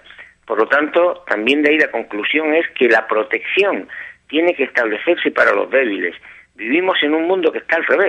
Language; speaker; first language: Spanish; native; Spanish